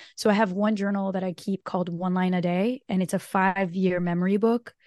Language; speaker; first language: English; non-native, fluent; Portuguese